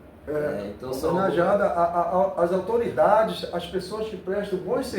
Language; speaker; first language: Portuguese; native; Portuguese